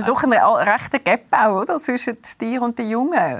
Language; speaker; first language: German; native; German